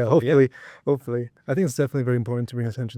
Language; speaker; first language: English; native; English